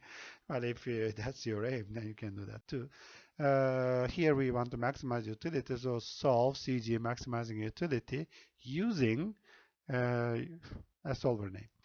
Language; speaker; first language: English; non-native, fluent; Turkish